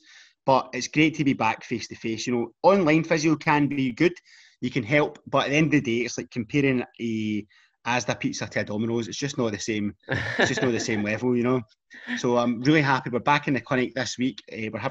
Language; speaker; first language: English; native; English